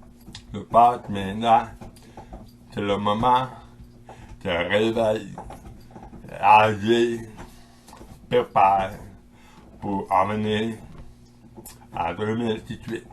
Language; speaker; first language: French; non-native, local second language; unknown